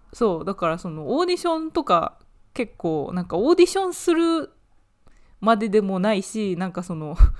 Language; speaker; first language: Japanese; native; Japanese